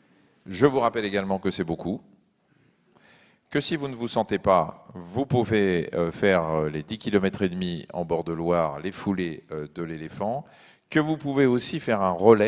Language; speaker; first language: French; native; French